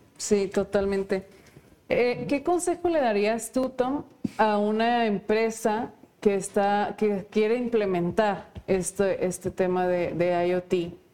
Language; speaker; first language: Spanish; native; Spanish